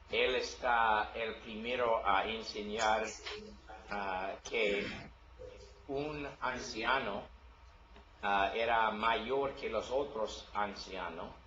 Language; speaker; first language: Spanish; non-native, learner; English